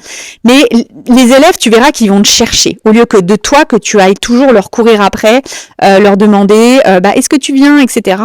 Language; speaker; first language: French; native; French